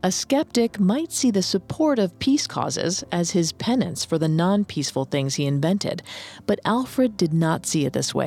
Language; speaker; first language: English; native; English